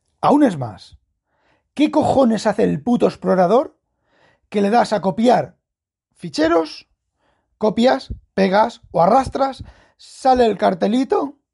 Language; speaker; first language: Spanish; native; Spanish